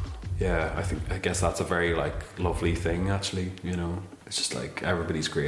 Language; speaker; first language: English; native; English